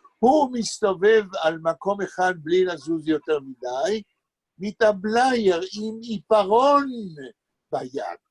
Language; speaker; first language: Hebrew; native; Hebrew